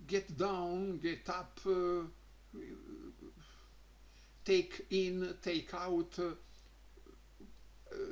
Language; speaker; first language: English; non-native, learner; Croatian